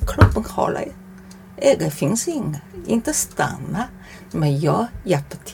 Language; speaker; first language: Swedish; non-native, learner; Chinese